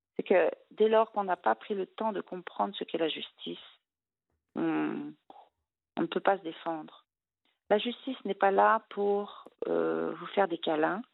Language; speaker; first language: French; native; French